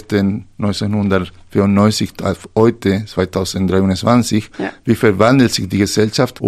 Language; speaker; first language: German; non-native, fluent; Spanish